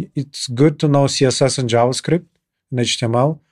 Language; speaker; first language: English; non-native, fluent; Kyrgyz